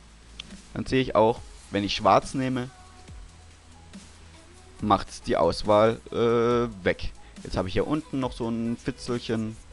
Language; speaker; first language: German; native; German